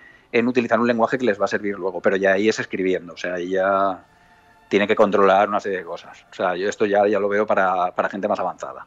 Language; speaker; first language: Spanish; native; Spanish